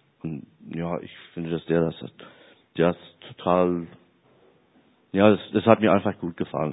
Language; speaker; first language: German; non-native, fluent; English